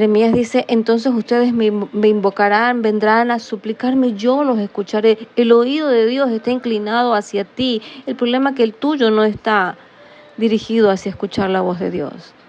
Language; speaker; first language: Spanish; native; Spanish